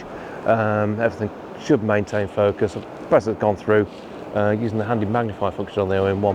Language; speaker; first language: English; native; English